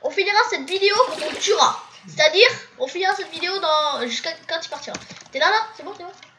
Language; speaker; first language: French; native; French